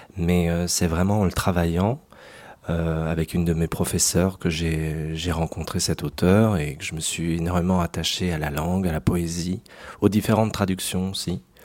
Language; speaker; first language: French; native; French